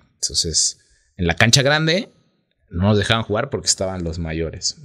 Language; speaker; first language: Spanish; native; Spanish